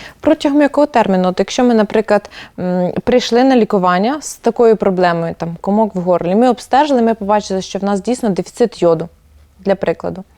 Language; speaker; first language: Ukrainian; native; Ukrainian